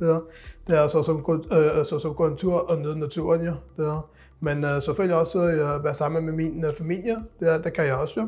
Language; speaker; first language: Danish; non-native, local second language; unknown